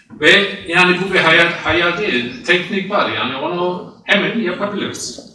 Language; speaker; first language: Turkish; non-native, fluent; German